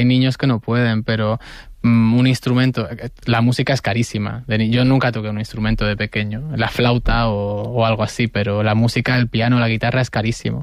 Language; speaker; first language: Spanish; native; Spanish